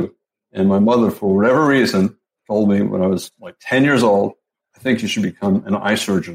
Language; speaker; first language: English; native; English